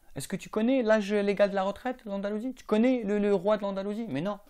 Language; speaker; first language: French; non-native, local second language; Arabic